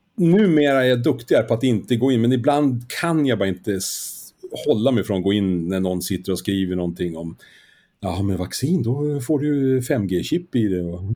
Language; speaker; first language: Swedish; native; Swedish